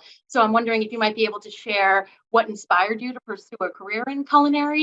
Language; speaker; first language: English; native; English